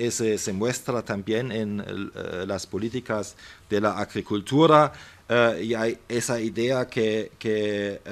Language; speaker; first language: Spanish; non-native, fluent; German